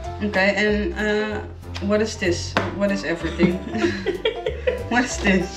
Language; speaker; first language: English; non-native, learner; Dutch